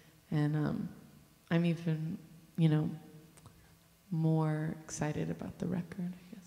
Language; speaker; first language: English; native; English